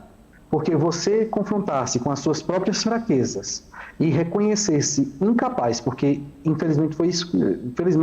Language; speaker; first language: Portuguese; native; Portuguese